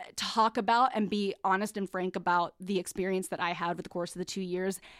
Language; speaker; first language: English; native; English